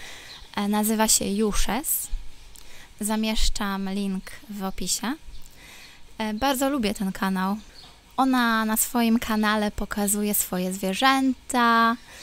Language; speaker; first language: Polish; non-native, local second language; Ukrainian